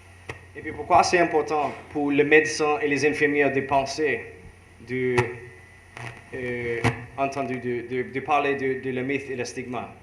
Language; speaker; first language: French; non-native, learner; English